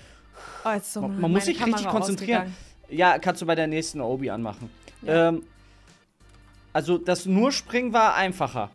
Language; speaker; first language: German; native; German